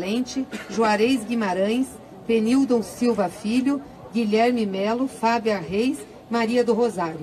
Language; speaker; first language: Portuguese; native; Portuguese